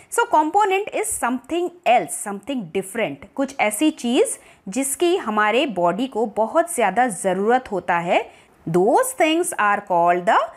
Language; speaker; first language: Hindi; non-native, local second language; Bangla